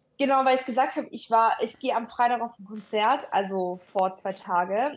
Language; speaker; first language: German; early bilingual, other home language; Italian